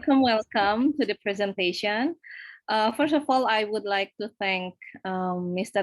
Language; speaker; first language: English; non-native, fluent; Indonesian